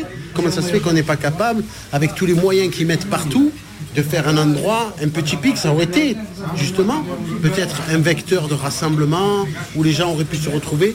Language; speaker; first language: French; early bilingual, other home language; Arabic